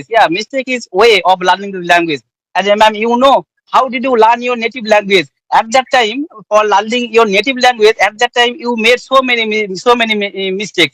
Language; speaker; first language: English; non-native, learner; Bangla